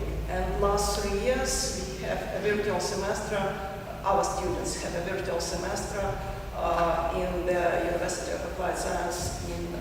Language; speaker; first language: English; non-native, learner; Ukrainian